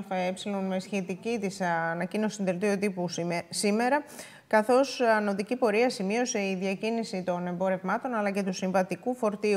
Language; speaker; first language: Greek; native; Greek